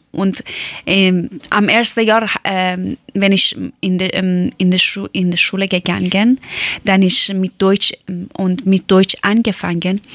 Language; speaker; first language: German; non-native, learner; Persian